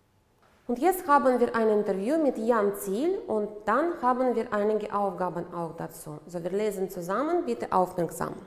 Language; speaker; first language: German; non-native, fluent; Uzbek